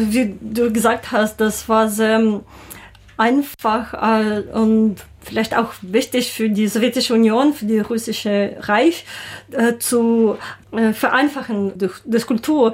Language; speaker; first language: German; non-native, learner; Ukrainian